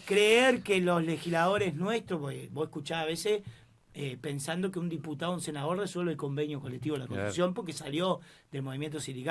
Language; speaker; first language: Spanish; native; Spanish